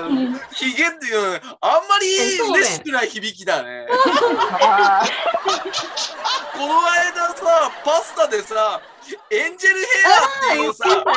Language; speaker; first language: Japanese; native; Japanese